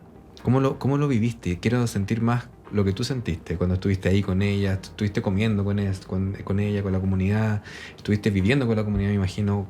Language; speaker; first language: Spanish; native; Spanish